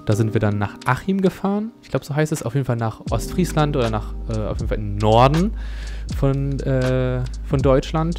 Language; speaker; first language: German; native; German